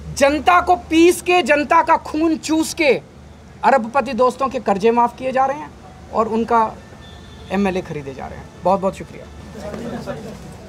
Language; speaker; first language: Hindi; native; Hindi